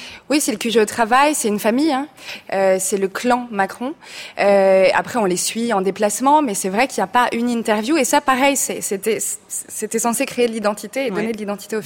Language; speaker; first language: French; native; French